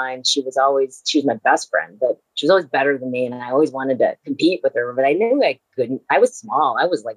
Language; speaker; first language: English; native; English